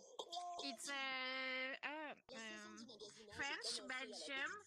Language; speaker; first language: English; non-native, learner; French